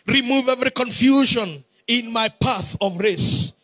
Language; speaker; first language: English; non-native, local second language; Swahili